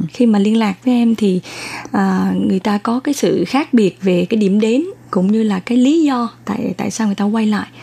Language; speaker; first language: Vietnamese; native; Vietnamese